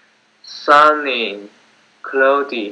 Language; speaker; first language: English; non-native, learner; Chinese